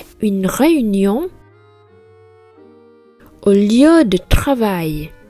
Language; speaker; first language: French; non-native, fluent; Vietnamese